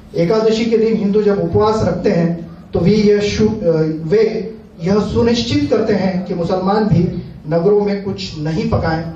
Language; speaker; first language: Hindi; non-native, local second language; Marathi